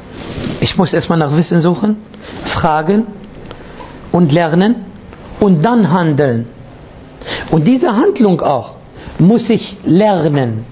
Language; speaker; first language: German; non-native, fluent; Arabic